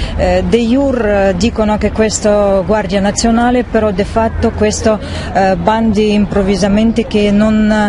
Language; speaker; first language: Italian; non-native, learner; Russian